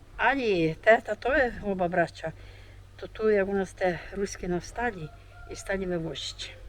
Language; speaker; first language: Polish; early bilingual, heritage; Polish